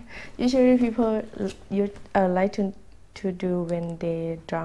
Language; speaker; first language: English; non-native, learner; Thai